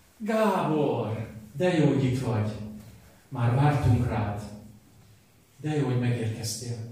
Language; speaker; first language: Hungarian; native; Hungarian